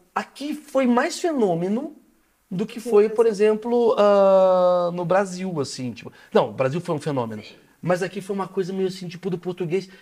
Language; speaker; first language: Portuguese; native; Portuguese